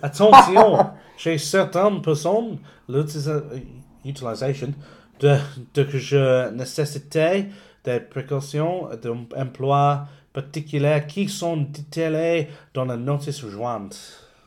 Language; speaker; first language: French; non-native, learner; English